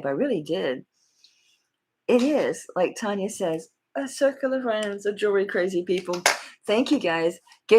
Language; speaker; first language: English; native; English